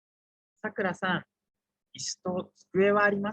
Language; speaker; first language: Japanese; non-native, learner; Indonesian